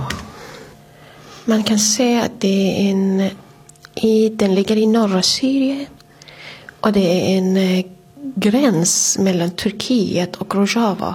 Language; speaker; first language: Swedish; non-native, fluent; Persian